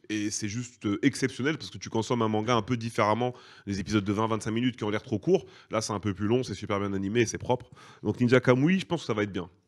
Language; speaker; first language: French; native; French